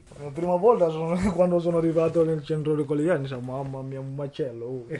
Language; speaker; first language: Italian; non-native, learner; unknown